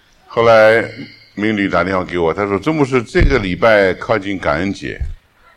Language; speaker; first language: Chinese; native; Chinese